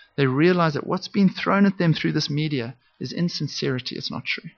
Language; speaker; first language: English; native; English